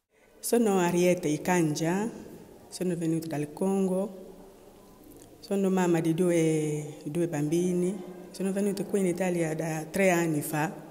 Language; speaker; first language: Italian; non-native, learner; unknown